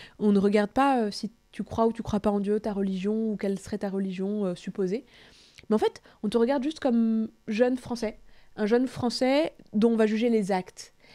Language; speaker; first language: French; native; French